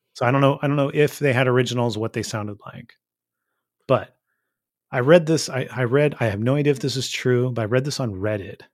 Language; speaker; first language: English; native; English